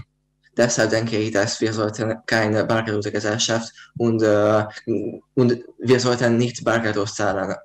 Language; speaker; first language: German; non-native, learner; Hungarian